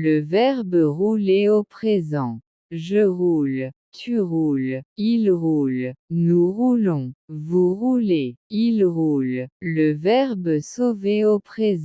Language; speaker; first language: French; non-native, local second language; Arabic